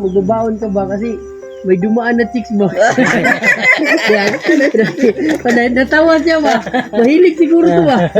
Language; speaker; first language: Filipino; non-native, local second language; Cebuano